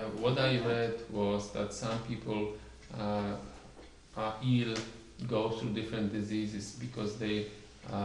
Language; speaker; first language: English; non-native, fluent; Polish